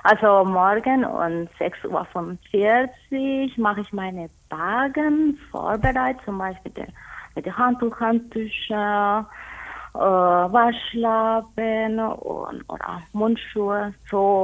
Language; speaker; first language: German; non-native, learner; Spanish